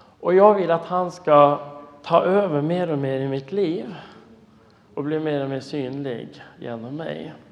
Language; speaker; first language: Swedish; non-native, fluent; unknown